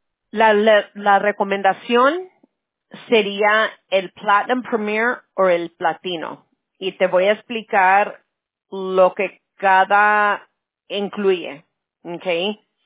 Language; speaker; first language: Spanish; early bilingual, other home language; English